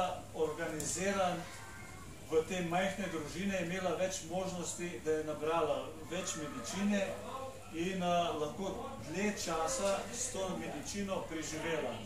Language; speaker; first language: Slovenian; native; Slovenian